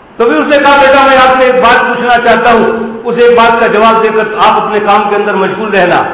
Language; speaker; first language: Urdu; non-native, local second language; Gujarati